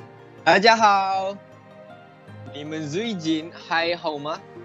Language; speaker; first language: Chinese; non-native, learner; Malay